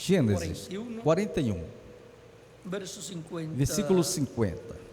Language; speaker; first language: Portuguese; native; Portuguese